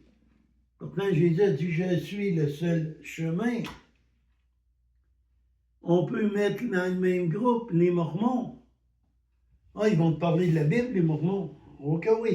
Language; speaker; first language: French; native; French